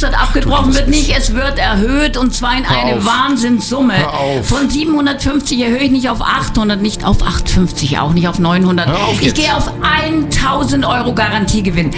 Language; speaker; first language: German; native; German